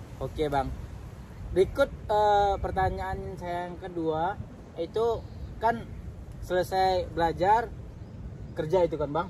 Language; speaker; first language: Indonesian; native; Indonesian